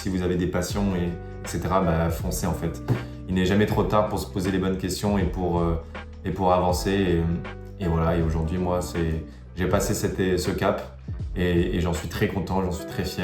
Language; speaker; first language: French; native; French